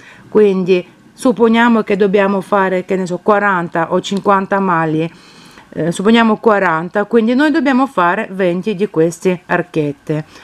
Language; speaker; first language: Italian; non-native, fluent; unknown